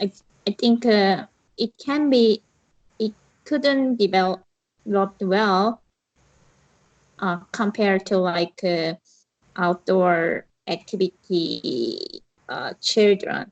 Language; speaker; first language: English; non-native, learner; Korean